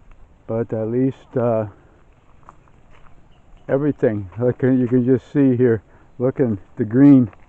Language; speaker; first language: English; native; English